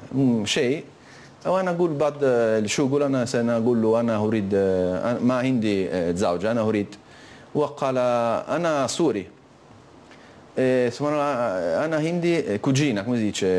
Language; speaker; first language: Arabic; non-native, learner; Italian